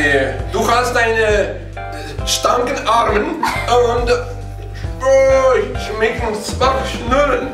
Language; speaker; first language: German; non-native, learner; Lithuanian